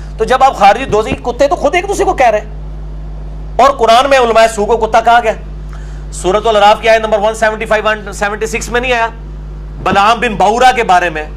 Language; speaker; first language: Urdu; non-native, local second language; Punjabi